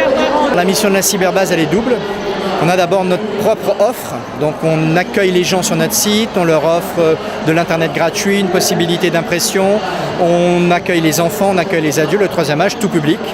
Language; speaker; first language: French; native; French